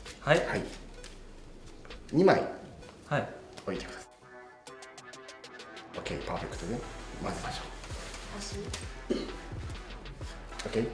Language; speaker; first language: Japanese; non-native, learner; Korean